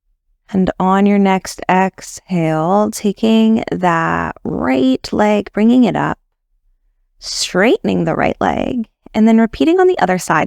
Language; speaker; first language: English; native; English